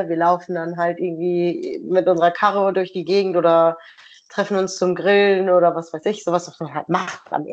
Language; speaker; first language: German; native; German